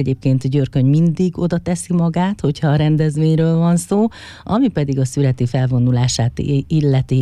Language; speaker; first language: Hungarian; native; Hungarian